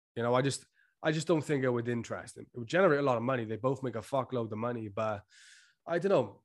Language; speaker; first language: English; native; English